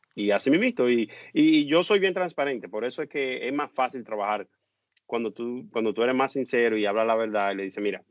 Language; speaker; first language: Spanish; native; Spanish